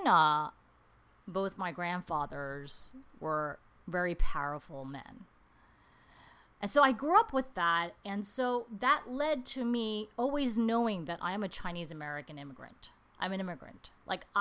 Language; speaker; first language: English; native; English